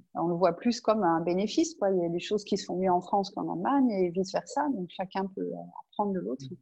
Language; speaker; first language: French; native; French